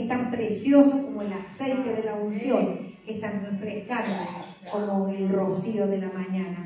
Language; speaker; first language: Spanish; native; Spanish